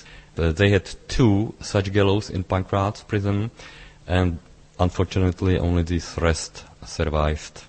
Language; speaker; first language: English; non-native, fluent; Czech